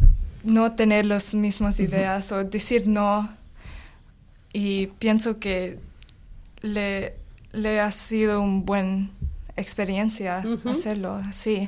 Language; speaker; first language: Spanish; non-native, learner; English